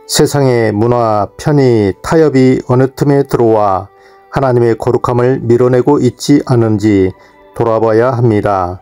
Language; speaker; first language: Korean; native; Korean